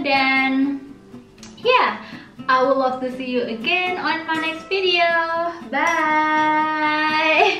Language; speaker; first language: English; non-native, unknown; Indonesian